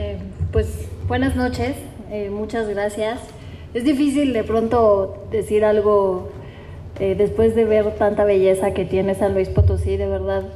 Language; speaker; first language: Spanish; native; Spanish